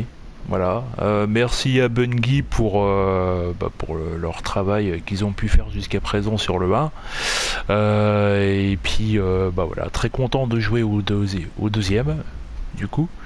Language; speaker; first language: French; native; French